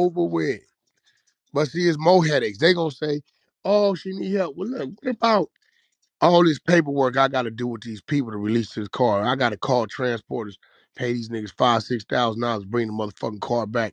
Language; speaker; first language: English; native; English